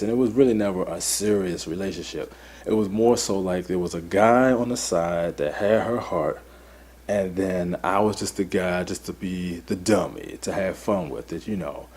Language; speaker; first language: English; native; English